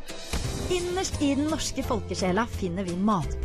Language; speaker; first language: Norwegian; native; Norwegian